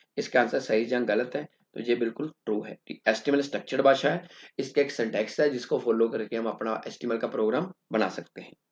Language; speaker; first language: Hindi; non-native, local second language; Punjabi